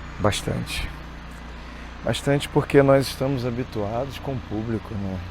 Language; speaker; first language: Portuguese; native; Portuguese